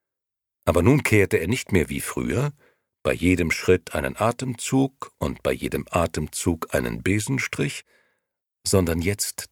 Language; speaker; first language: German; native; German